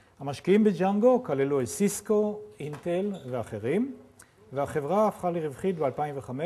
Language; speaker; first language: Hebrew; native; Hebrew